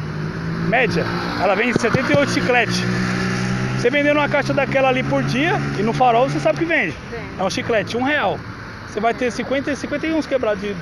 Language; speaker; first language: Portuguese; native; Portuguese